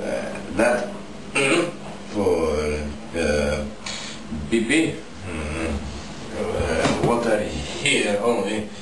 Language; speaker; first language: English; non-native, learner; Polish